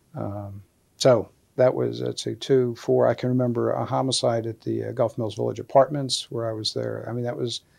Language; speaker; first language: English; native; English